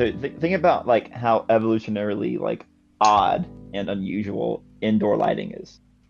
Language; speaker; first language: English; native; English